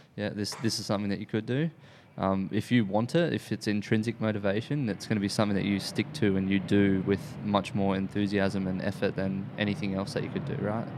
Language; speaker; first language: English; native; English